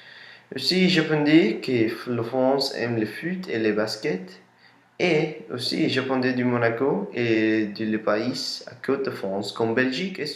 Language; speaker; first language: French; non-native, learner; Spanish